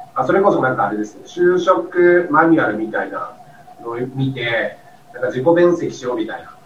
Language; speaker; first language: Japanese; native; Japanese